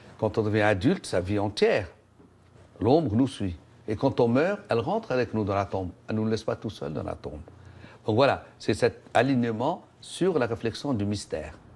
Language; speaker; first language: French; non-native, local second language; Arabic